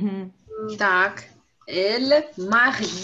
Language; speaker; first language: French; non-native, fluent; Russian